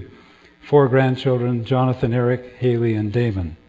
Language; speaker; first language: English; native; English